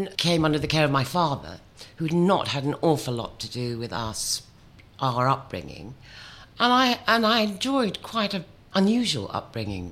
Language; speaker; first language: English; native; English